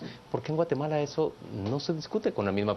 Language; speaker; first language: Spanish; native; Spanish